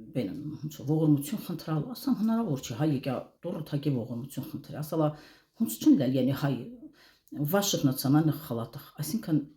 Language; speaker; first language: Armenian; native; Armenian